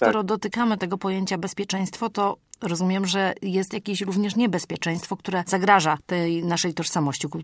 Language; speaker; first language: Polish; native; Polish